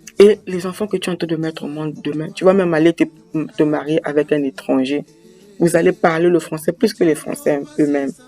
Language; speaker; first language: French; native; French